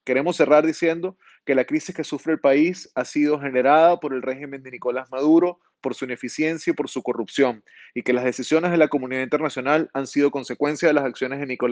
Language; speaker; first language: Spanish; native; Spanish